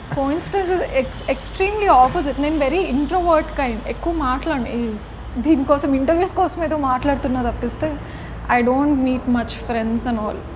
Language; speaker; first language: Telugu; non-native, local second language; Marathi